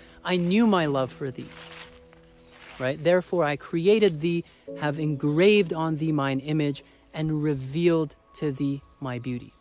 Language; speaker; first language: English; native; English